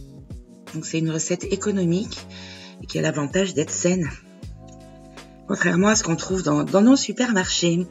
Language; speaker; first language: French; native; French